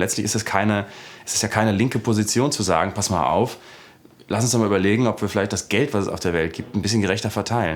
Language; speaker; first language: German; native; German